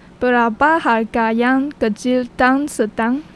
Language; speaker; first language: Indonesian; non-native, learner; Chinese